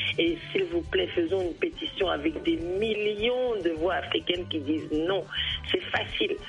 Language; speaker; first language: French; native; French